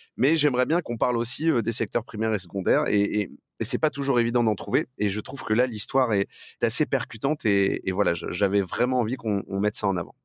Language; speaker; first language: French; native; French